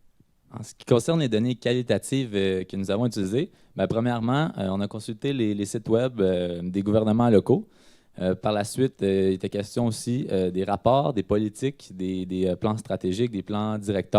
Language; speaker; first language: French; native; French